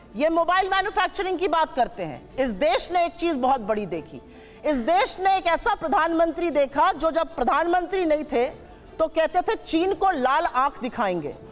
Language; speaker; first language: Hindi; native; Hindi